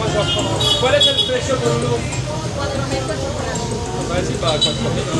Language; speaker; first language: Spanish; non-native, learner; French